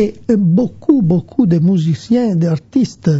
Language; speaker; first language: French; non-native, learner; Italian